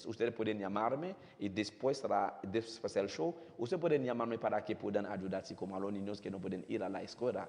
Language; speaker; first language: Spanish; non-native, learner; Haitian Creole